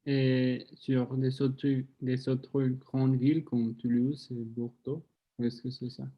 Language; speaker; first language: French; non-native, learner; Spanish